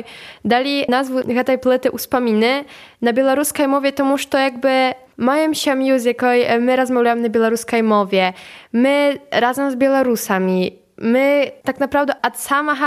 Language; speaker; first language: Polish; non-native, local second language; Belarusian